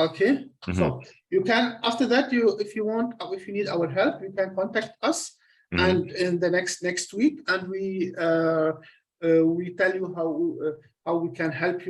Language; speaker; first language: English; non-native, fluent; Arabic